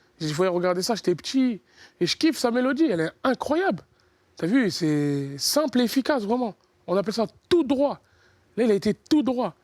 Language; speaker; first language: French; early bilingual, other home language; Lingala